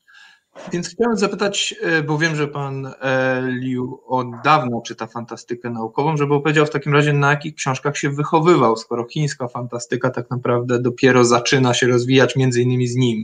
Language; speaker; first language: Polish; native; Polish